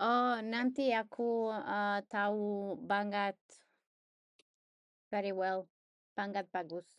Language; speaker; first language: Indonesian; non-native, learner; English